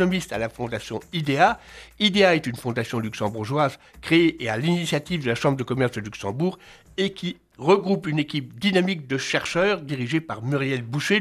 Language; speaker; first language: French; native; French